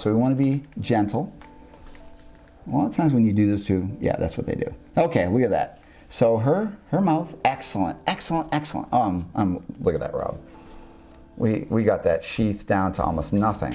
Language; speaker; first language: English; native; English